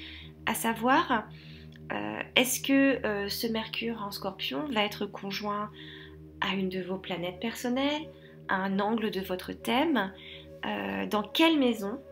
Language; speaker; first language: French; native; French